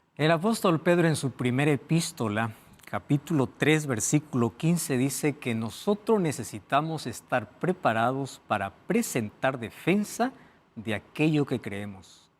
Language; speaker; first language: Spanish; non-native, fluent; Portuguese